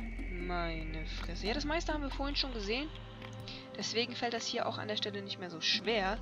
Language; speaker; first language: German; native; German